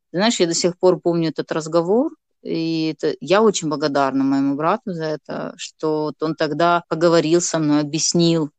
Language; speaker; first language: Russian; non-native, local second language; Gagauz